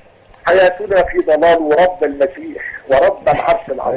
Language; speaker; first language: Arabic; native; Arabic